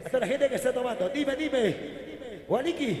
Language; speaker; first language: Spanish; native; Spanish